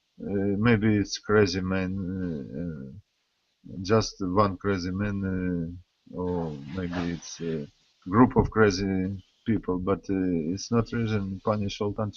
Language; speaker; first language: English; non-native, learner; Russian